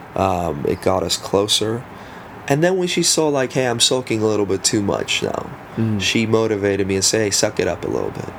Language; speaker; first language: English; early bilingual, other home language; Afrikaans